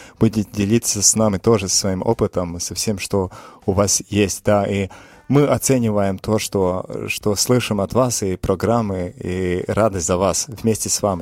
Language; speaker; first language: Russian; non-native, fluent; Latvian